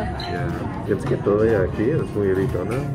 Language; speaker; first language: Spanish; non-native, learner; English